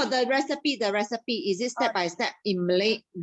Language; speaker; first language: English; non-native, local second language; Malay